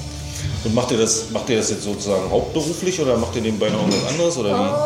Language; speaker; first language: German; native; German